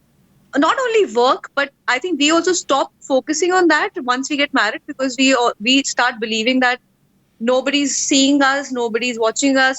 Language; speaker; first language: English; non-native, local second language; Hindi